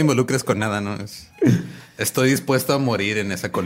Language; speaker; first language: Spanish; native; Spanish